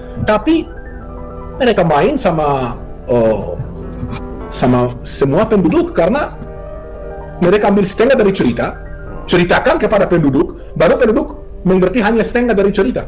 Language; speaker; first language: Indonesian; non-native, fluent; Hebrew